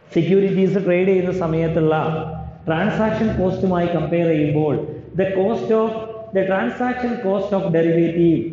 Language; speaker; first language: English; non-native, local second language; Malayalam